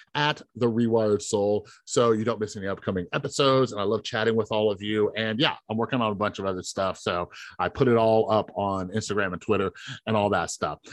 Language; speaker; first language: English; native; English